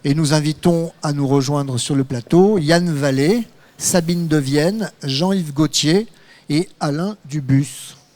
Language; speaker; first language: French; native; French